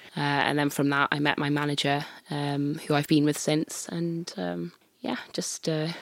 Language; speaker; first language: English; native; English